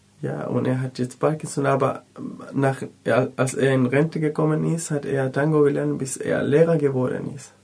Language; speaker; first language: German; non-native, learner; Spanish